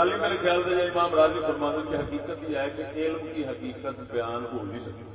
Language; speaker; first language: Urdu; non-native, local second language; Punjabi